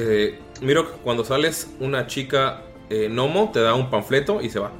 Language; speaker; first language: Spanish; native; Spanish